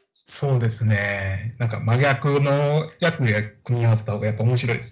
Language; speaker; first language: Japanese; native; Japanese